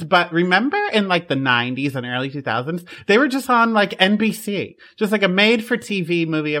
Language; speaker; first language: English; native; English